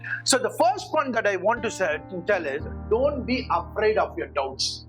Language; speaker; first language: English; non-native, local second language; Tamil